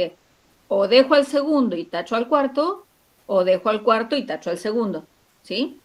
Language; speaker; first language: Spanish; native; Spanish